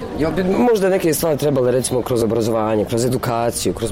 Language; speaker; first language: Serbian; native; Serbian